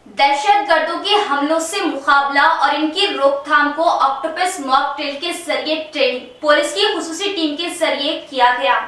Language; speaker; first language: Urdu; native; Urdu